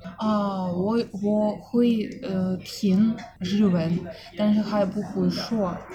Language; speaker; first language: Chinese; non-native, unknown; Russian